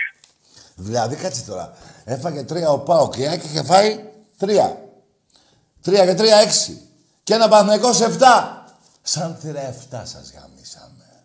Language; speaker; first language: Greek; native; Greek